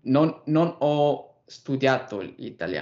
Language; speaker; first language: Italian; non-native, learner; English